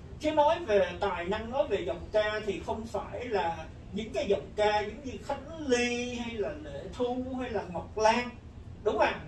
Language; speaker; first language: Vietnamese; early bilingual, heritage; Vietnamese